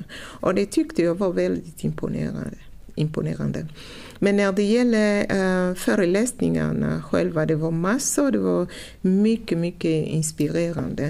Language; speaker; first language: Swedish; non-native, fluent; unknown